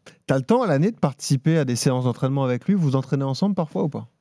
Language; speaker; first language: French; native; French